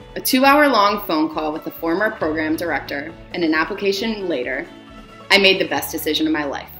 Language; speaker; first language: English; native; English